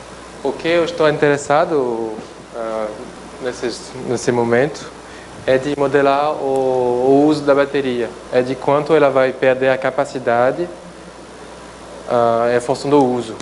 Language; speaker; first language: Portuguese; non-native, fluent; French